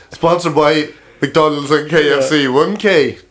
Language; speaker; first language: English; native; English